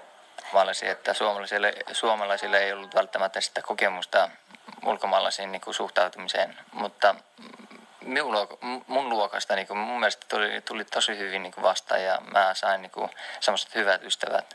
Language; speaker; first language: Finnish; early bilingual, other home language; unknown